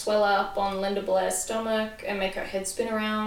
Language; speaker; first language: English; native; English